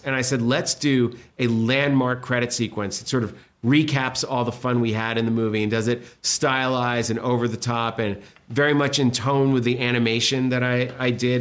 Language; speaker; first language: English; native; English